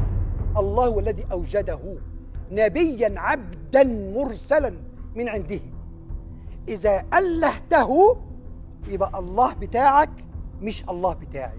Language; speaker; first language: Arabic; native; Arabic